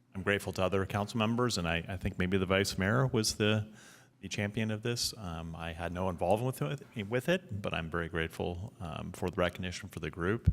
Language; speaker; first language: English; native; English